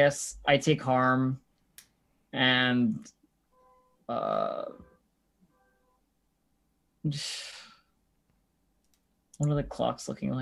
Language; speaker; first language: English; native; English